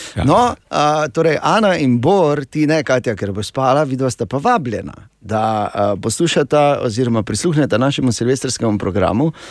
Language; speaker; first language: Slovenian; native; Slovenian